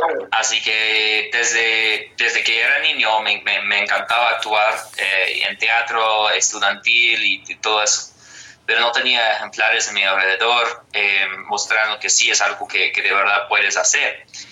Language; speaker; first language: Spanish; non-native, fluent; English